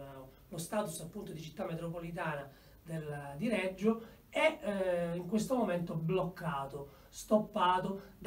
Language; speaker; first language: Italian; native; Italian